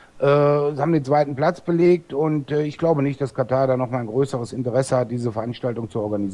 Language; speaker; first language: German; native; German